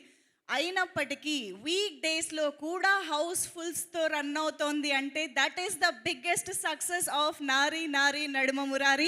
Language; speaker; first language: Telugu; native; Telugu